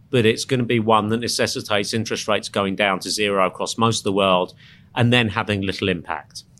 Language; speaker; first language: English; native; English